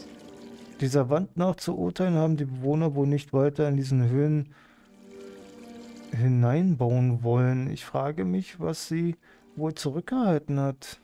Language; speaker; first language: German; native; German